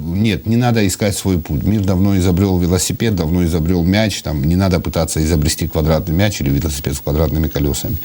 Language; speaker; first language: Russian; non-native, local second language; Georgian